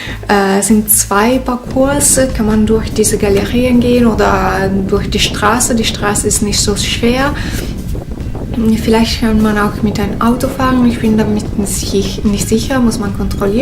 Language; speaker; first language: German; non-native, fluent; Italian